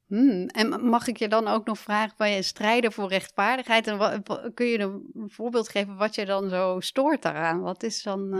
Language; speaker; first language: Dutch; native; Dutch